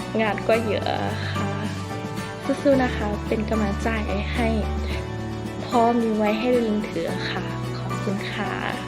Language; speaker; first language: Thai; native; Thai